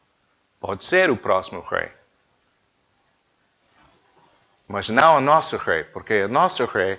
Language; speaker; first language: Portuguese; non-native, learner; English